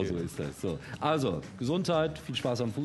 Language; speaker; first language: German; native; German